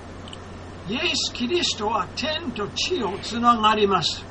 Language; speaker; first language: Japanese; non-native, fluent; English